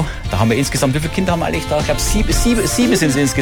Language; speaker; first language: German; native; German